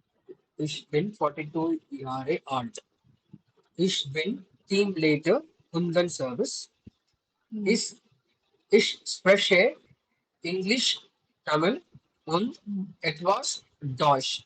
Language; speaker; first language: German; non-native, learner; Tamil